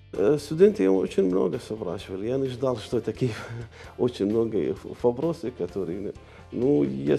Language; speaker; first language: Russian; non-native, learner; Arabic